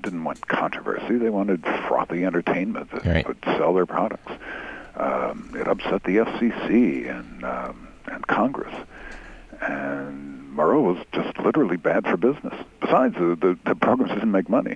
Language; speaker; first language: English; native; English